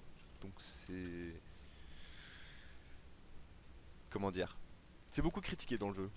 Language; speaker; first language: French; native; French